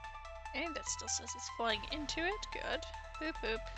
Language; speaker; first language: English; native; English